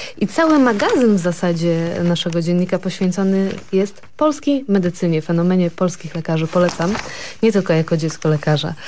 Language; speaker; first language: Polish; native; Polish